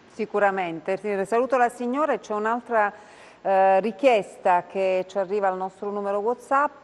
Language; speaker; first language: Italian; native; Italian